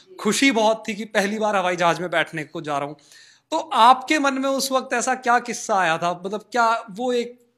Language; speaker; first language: Hindi; native; Hindi